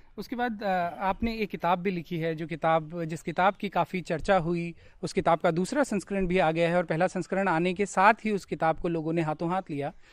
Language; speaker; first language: Hindi; native; Hindi